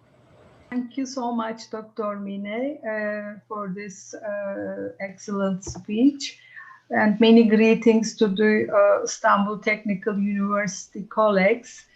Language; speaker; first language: English; non-native, fluent; Turkish